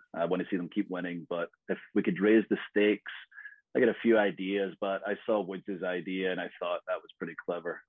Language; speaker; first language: English; native; English